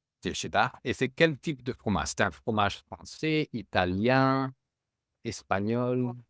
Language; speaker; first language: French; non-native, fluent; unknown